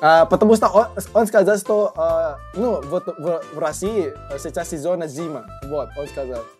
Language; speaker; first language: Russian; non-native, fluent; Indonesian